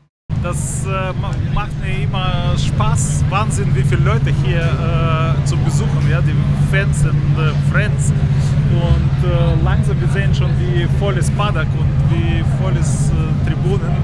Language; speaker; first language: German; non-native, learner; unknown